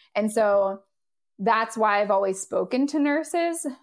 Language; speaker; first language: English; native; English